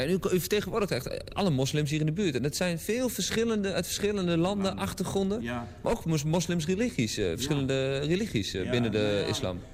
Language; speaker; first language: Dutch; native; Dutch